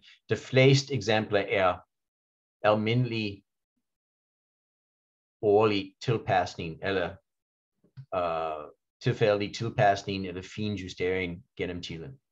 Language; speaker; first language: Danish; non-native, fluent; English